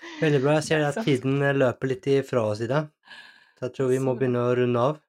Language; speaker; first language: Norwegian; native; Norwegian